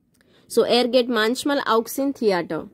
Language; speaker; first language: German; non-native, fluent; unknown